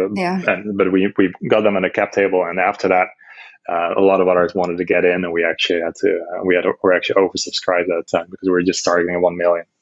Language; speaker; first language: English; non-native, fluent; Dutch